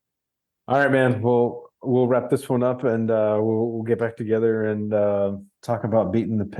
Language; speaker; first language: English; native; English